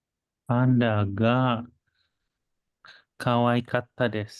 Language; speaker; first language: Japanese; non-native, learner; Indonesian